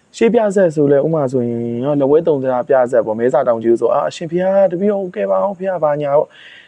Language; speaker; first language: Burmese; native; Burmese